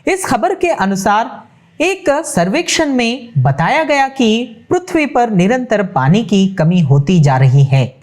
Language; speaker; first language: Hindi; non-native, local second language; Telugu